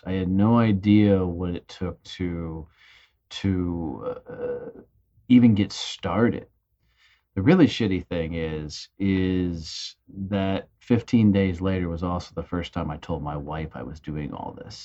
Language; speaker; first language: English; native; English